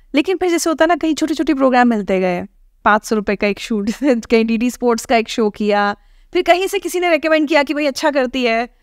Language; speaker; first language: Hindi; native; Hindi